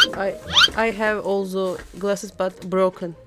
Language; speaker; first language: English; non-native, learner; Turkish